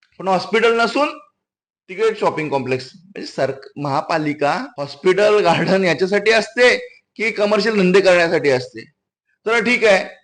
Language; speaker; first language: Marathi; native; Marathi